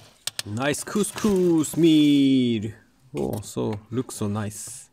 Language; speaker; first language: English; non-native, learner; Japanese